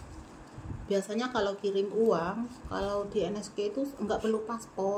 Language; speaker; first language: Indonesian; non-native, local second language; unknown